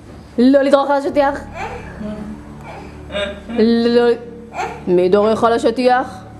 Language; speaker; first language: Hebrew; native; Hebrew